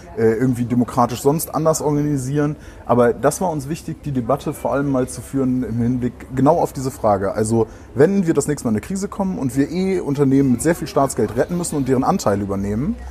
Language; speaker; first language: German; native; German